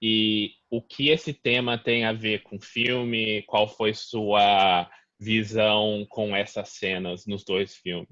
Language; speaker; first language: Portuguese; early bilingual, heritage; Portuguese